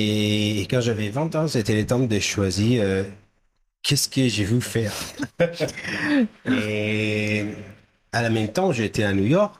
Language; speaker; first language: French; non-native, fluent; Hebrew